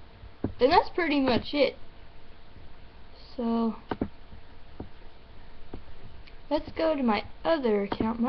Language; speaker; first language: English; native; English